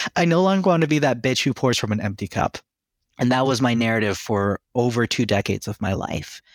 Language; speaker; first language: English; early bilingual, other home language; Filipino